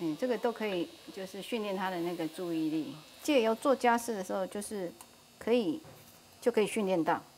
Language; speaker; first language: Chinese; native; Chinese